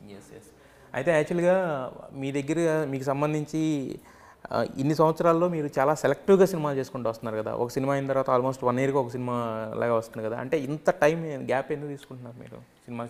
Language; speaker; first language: Telugu; native; Telugu